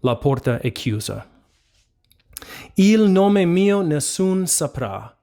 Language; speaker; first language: Italian; non-native, fluent; English